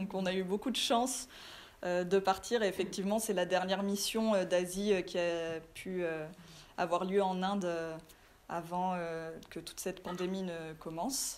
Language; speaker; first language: French; native; French